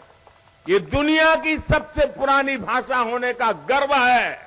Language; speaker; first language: Hindi; non-native, local second language; Gujarati